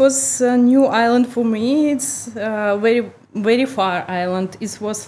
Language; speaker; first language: English; non-native, learner; Russian